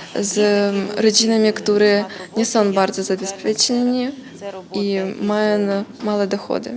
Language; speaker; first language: Ukrainian; non-native, learner; Polish